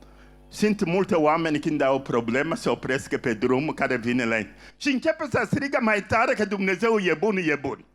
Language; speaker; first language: Romanian; non-native, fluent; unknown